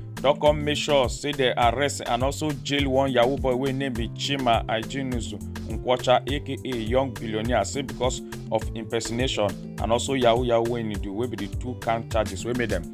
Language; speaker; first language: Nigerian Pidgin; native; Nigerian Pidgin